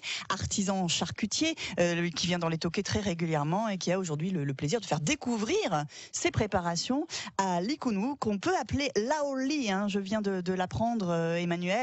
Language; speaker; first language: French; native; French